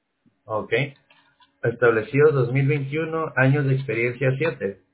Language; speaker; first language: Spanish; native; Spanish